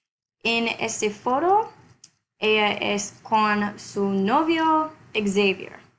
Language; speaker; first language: Spanish; non-native, learner; English